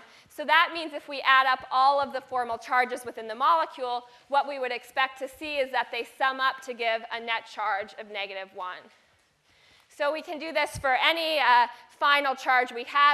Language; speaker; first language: English; native; English